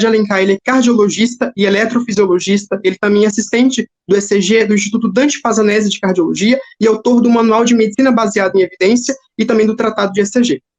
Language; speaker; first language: Portuguese; native; Portuguese